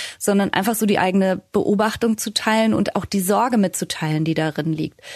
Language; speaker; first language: German; native; German